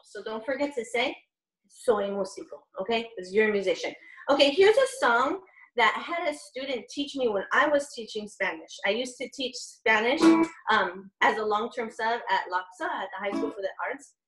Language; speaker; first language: English; early bilingual, other home language; Spanish